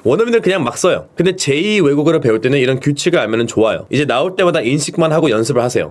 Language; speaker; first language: Korean; early bilingual, heritage; Korean